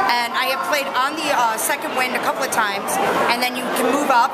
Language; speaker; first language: English; native; English